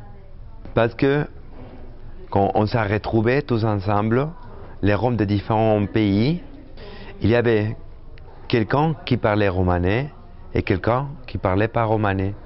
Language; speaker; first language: French; non-native, fluent; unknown